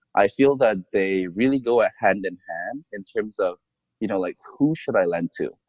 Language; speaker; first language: English; non-native, fluent; Indonesian